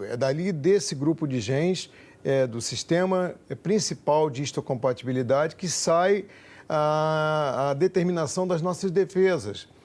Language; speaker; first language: Portuguese; native; Portuguese